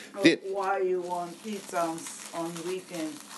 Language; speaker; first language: English; non-native, learner; Japanese